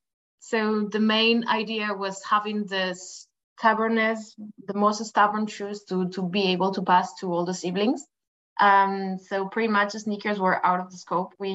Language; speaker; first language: English; non-native, fluent; Spanish